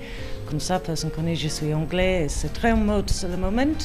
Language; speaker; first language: French; non-native, learner; English